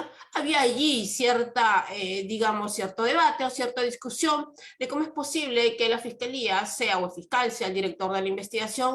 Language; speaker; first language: Spanish; native; Spanish